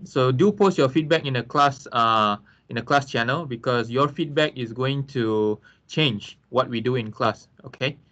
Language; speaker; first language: English; non-native, local second language; Malay